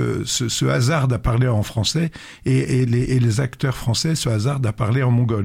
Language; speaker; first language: French; native; French